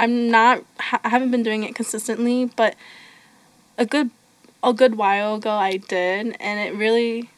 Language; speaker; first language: English; native; English